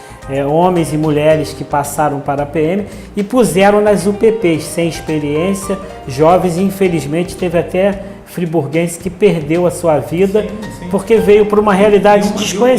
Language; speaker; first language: Portuguese; native; Portuguese